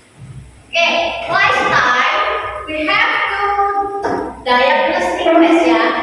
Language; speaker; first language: English; non-native, learner; Indonesian